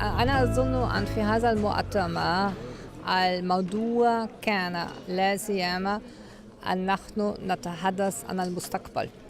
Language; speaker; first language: Arabic; non-native, fluent; German